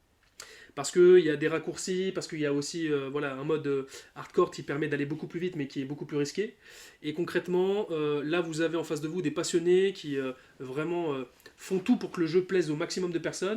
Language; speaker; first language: French; native; French